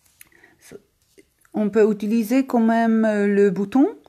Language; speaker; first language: French; non-native, learner; Polish